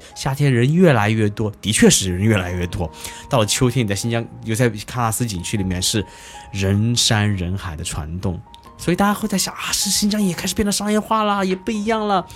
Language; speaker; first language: Chinese; native; Chinese